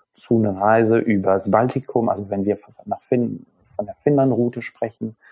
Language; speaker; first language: German; non-native, fluent; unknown